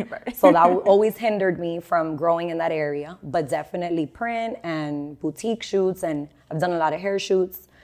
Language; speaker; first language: English; native; English